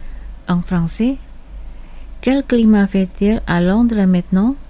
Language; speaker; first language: French; non-native, fluent; Indonesian